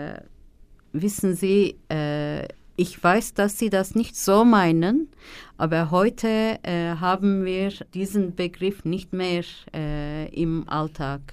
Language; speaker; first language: German; non-native, fluent; Turkish